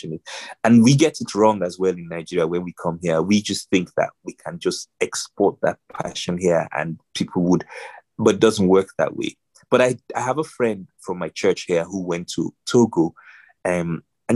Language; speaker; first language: English; non-native, local second language; Yoruba